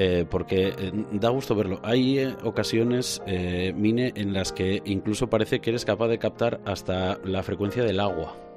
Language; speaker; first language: Spanish; native; Spanish